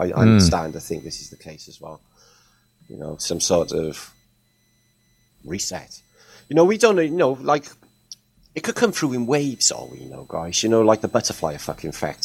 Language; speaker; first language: English; native; English